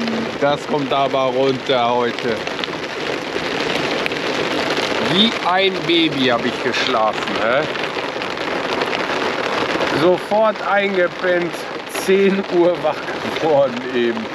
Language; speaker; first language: German; native; German